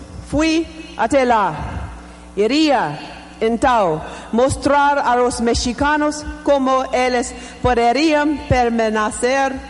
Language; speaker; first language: Portuguese; non-native, learner; English